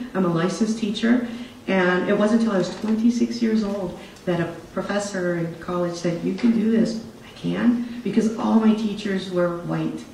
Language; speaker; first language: English; native; English